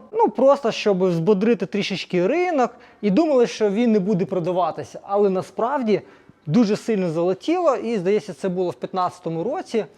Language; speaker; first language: Ukrainian; native; Ukrainian